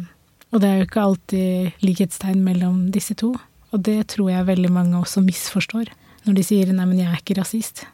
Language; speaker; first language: Norwegian; native; Norwegian